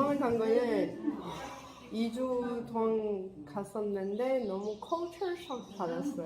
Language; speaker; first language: Korean; non-native, fluent; Arabic